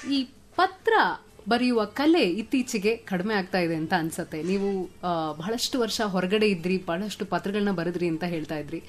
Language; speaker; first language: Kannada; native; Kannada